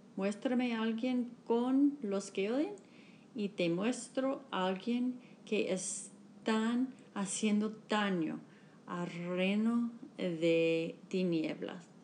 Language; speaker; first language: Spanish; non-native, learner; English